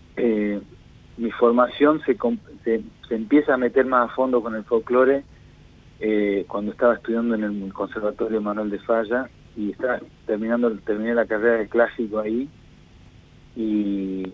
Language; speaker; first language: Spanish; native; Spanish